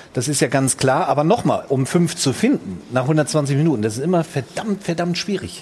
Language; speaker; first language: German; native; German